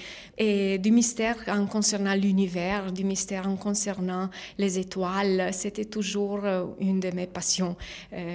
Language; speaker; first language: French; non-native, fluent; Romanian